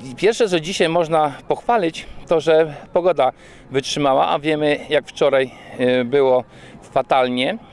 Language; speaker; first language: Polish; native; Polish